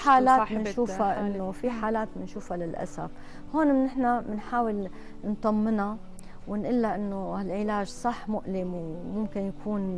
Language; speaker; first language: Arabic; native; Arabic